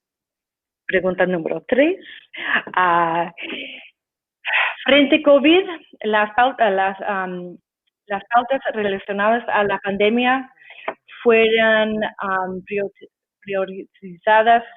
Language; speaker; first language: Spanish; non-native, fluent; English